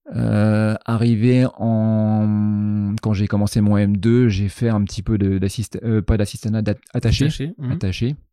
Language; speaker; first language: French; native; French